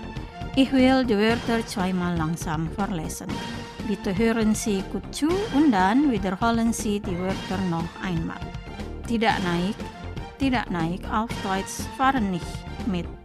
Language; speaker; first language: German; non-native, fluent; Indonesian